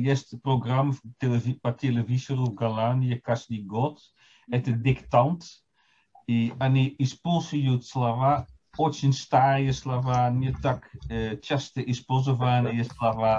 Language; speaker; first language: Russian; non-native, fluent; Dutch